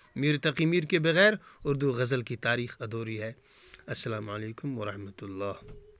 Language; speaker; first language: Urdu; native; Urdu